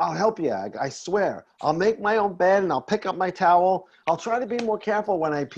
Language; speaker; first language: English; native; English